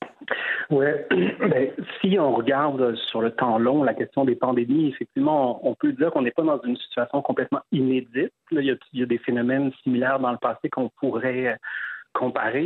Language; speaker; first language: French; native; French